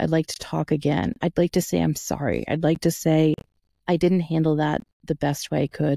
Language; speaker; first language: English; native; English